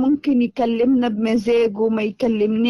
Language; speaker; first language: Arabic; native; Arabic